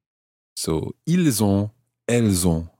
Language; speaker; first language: French; non-native, fluent; English